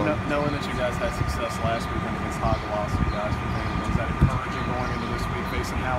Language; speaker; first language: English; native; English